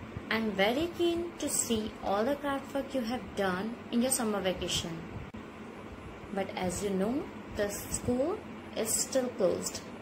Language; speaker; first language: English; non-native, local second language; Hindi